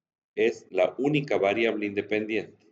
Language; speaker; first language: Spanish; native; Spanish